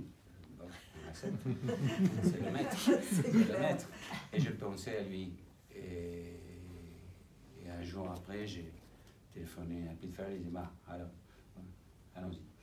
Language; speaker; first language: French; non-native, fluent; English